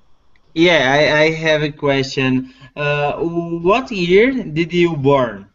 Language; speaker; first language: English; non-native, learner; Portuguese